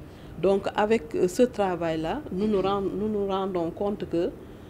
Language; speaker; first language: French; non-native, local second language; Wolof